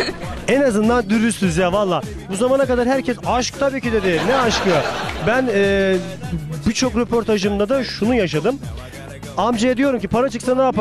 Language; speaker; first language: Turkish; native; Turkish